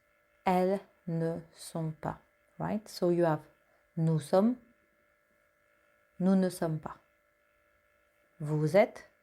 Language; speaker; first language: French; non-native, fluent; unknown